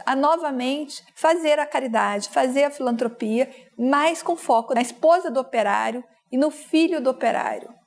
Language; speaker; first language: Portuguese; native; Portuguese